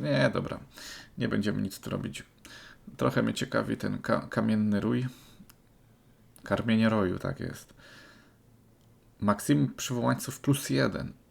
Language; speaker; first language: Polish; native; Polish